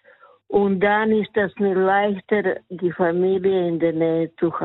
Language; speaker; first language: German; non-native, fluent; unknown